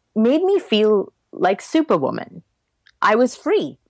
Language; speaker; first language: English; native; English